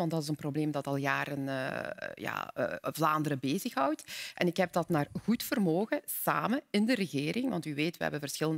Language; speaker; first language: Dutch; native; Dutch